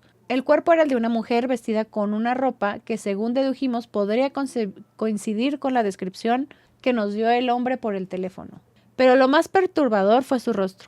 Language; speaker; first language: Spanish; native; Spanish